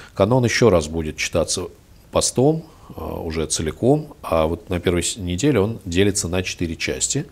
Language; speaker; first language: Russian; native; Russian